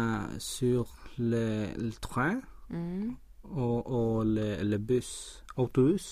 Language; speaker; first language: French; non-native, learner; Spanish